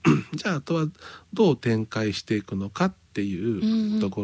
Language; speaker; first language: Japanese; native; Japanese